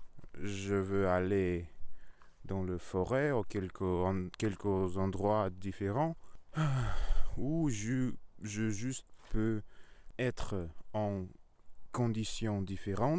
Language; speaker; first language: French; non-native, learner; Russian